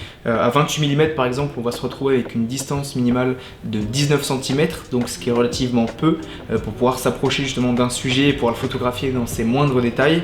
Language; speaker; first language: French; native; French